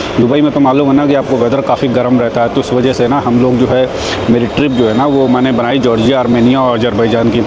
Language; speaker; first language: Hindi; native; Hindi